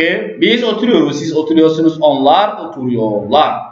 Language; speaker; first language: Turkish; non-native, learner; French